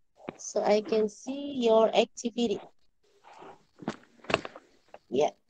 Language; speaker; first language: English; non-native, learner; Indonesian